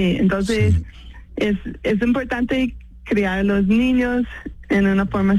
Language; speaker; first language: Spanish; non-native, fluent; English